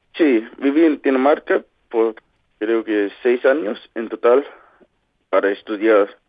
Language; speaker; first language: Spanish; non-native, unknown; Kalaallisut